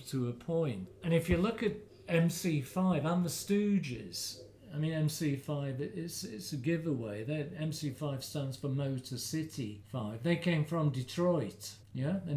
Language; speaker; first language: English; native; English